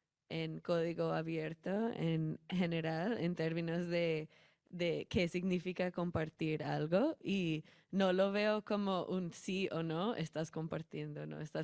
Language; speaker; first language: Spanish; non-native, fluent; English